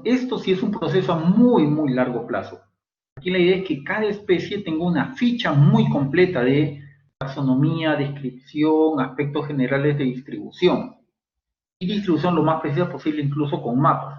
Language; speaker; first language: Spanish; native; Spanish